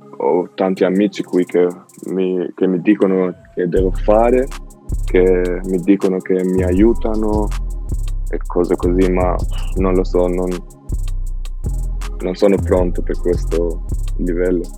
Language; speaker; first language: Italian; non-native, learner; Albanian